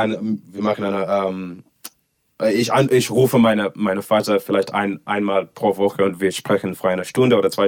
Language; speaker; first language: German; non-native, learner; English